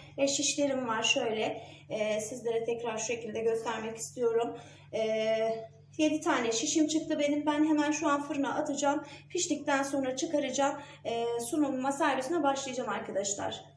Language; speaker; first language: Turkish; native; Turkish